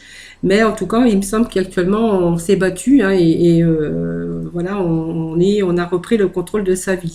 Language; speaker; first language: French; native; French